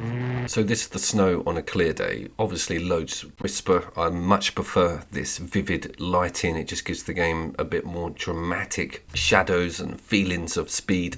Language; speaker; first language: English; native; English